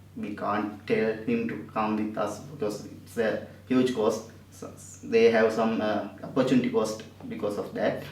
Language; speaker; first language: English; non-native, local second language; Sinhala